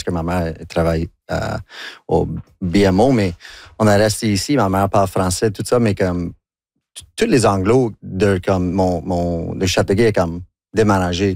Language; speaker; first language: French; non-native, local second language; English